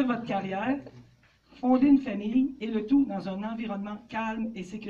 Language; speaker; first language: French; native; French